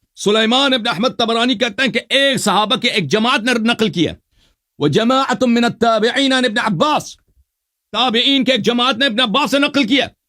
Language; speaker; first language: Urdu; non-native, fluent; Persian